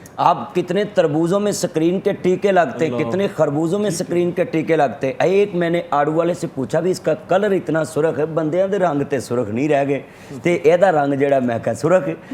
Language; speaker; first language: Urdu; non-native, local second language; Punjabi